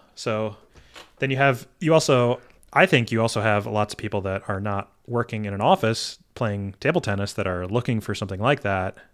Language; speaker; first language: English; native; English